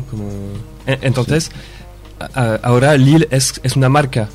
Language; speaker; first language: Spanish; non-native, fluent; French